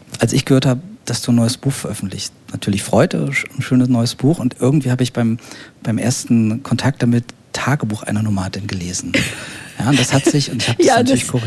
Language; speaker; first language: German; native; German